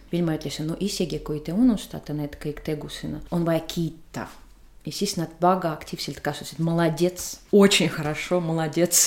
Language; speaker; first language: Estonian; non-native, fluent; Russian